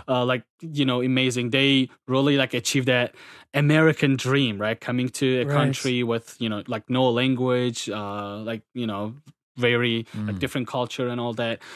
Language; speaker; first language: English; non-native, fluent; Adyghe